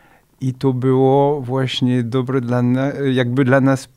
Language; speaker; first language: Polish; non-native, fluent; French